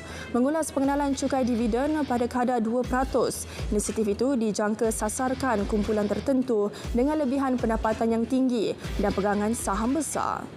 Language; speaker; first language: Malay; native; Malay